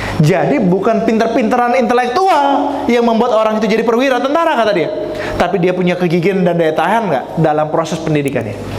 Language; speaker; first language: Indonesian; native; Indonesian